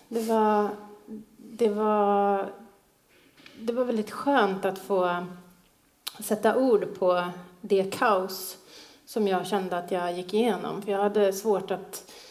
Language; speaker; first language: Swedish; native; Swedish